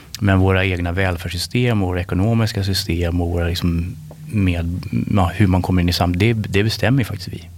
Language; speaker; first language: Swedish; native; Swedish